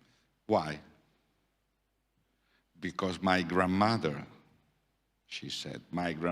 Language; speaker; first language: English; non-native, fluent; Italian